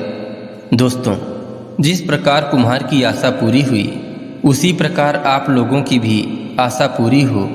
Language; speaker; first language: Hindi; native; Hindi